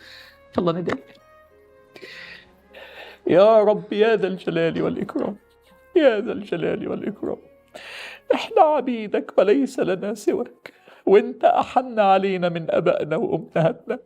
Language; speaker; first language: Arabic; native; Arabic